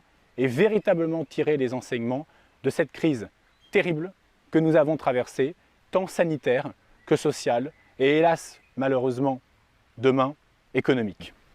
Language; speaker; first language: French; native; French